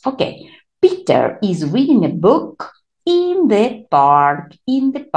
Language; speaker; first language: English; non-native, fluent; Spanish